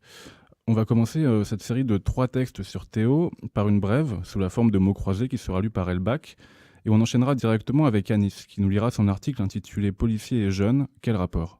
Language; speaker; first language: French; native; French